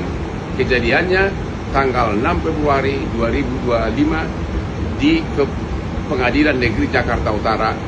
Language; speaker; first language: Indonesian; native; Indonesian